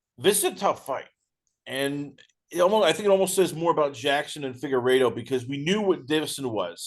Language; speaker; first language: English; native; English